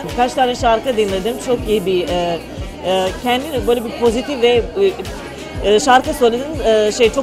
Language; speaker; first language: Turkish; non-native, fluent; Serbian